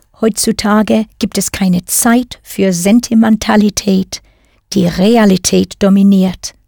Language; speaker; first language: German; non-native, fluent; English